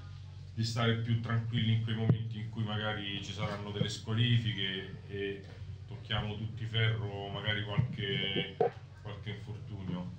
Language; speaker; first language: Italian; native; Italian